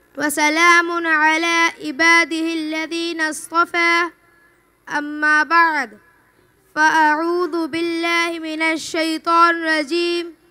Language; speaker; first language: Arabic; non-native, learner; Urdu